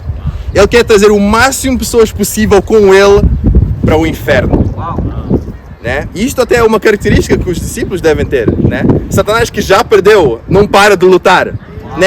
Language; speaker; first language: Portuguese; non-native, fluent; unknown